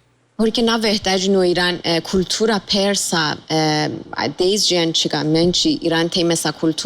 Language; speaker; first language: Portuguese; non-native, fluent; Persian